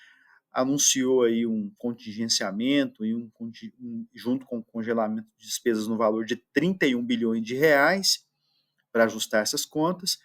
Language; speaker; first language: Portuguese; native; Portuguese